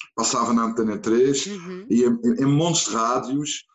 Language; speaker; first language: Portuguese; non-native, fluent; Dutch